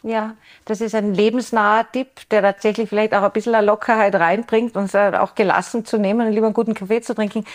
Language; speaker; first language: German; native; German